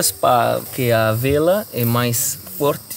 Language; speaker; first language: Portuguese; non-native, learner; French